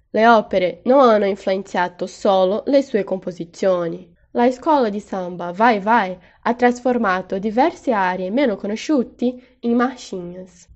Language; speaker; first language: Italian; non-native, learner; Portuguese